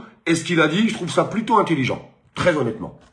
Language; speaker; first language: French; native; French